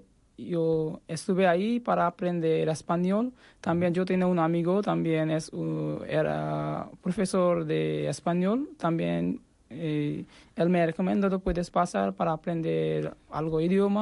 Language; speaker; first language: Spanish; non-native, learner; Bangla